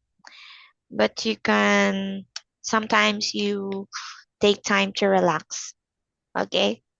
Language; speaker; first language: English; non-native, fluent; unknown